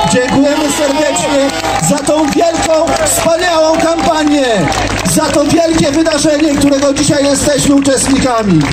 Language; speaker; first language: Polish; native; Polish